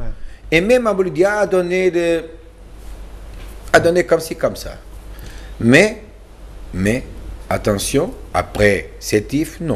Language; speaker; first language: French; non-native, learner; Portuguese